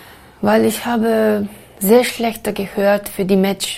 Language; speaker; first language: German; non-native, learner; Uyghur